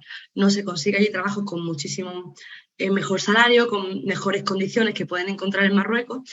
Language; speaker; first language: Spanish; native; Spanish